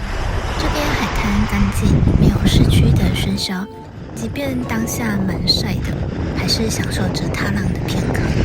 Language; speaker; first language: Chinese; native; Chinese